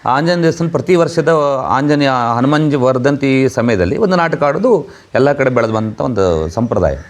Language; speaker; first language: Kannada; non-native, local second language; Konkani